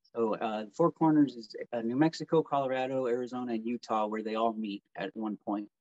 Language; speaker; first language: English; native; English